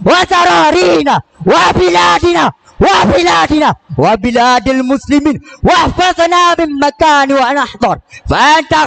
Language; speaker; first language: Arabic; non-native, learner; Achinese